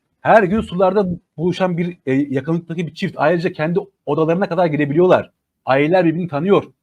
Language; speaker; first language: Turkish; native; Turkish